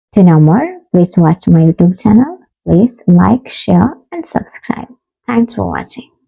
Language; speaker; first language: English; non-native, local second language; Malayalam